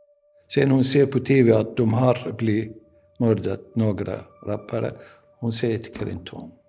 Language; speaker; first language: Swedish; non-native, learner; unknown